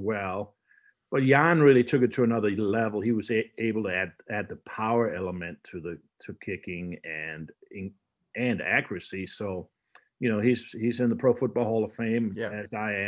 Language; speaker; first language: English; non-native, fluent; Danish